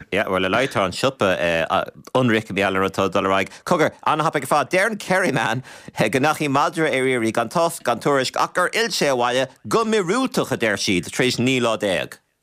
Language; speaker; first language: Irish; native; Irish